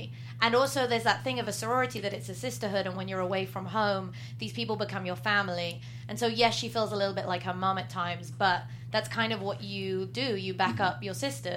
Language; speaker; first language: English; native; English